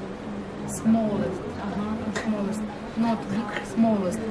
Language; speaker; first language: English; non-native, learner; Russian